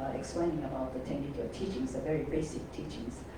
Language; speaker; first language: English; non-native, fluent; Japanese